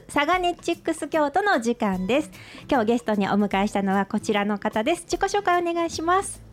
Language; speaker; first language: Japanese; native; Japanese